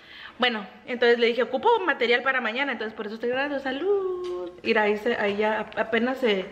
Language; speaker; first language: Spanish; native; Spanish